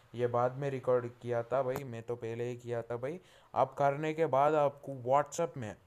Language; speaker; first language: Hindi; non-native, local second language; Telugu